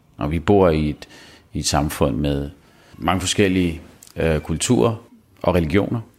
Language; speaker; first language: Danish; early bilingual, other home language; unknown